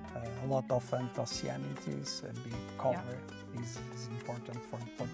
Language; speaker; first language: English; non-native, learner; Portuguese